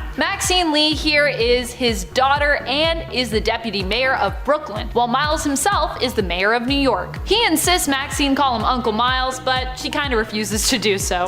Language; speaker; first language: English; native; English